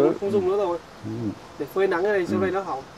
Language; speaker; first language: Vietnamese; native; Vietnamese